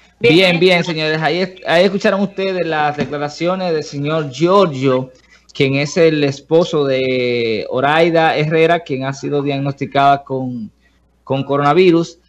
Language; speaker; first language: Spanish; native; Spanish